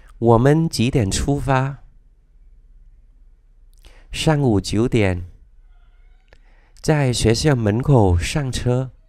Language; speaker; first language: Chinese; non-native, fluent; Vietnamese